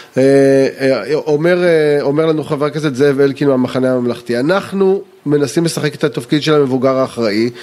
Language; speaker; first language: Hebrew; native; Hebrew